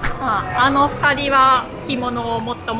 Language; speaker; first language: Japanese; non-native, fluent; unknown